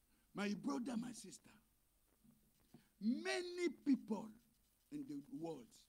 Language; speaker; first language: English; non-native, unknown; Lingala